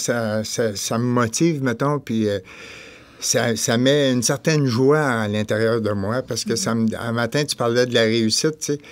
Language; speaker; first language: French; native; French